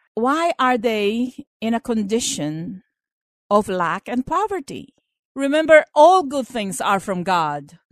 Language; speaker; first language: English; non-native, local second language; Filipino